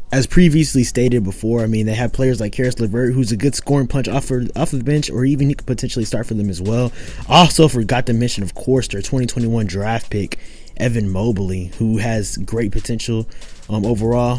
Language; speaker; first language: English; native; English